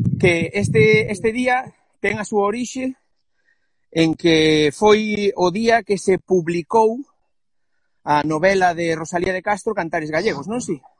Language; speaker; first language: Galician; non-native, local second language; Spanish